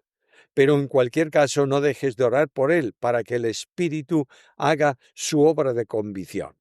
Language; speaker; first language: Spanish; native; Spanish